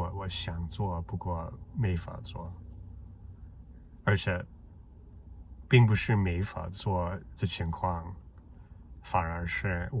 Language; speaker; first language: Chinese; non-native, fluent; English